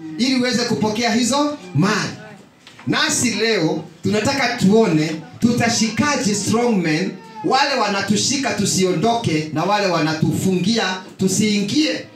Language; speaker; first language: Swahili; non-native, local second language; Kikuyu